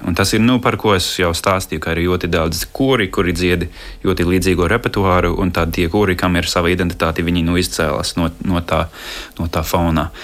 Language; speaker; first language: Latvian; non-native, fluent; English